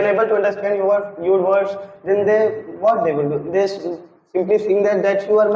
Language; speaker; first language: English; non-native, learner; Hindi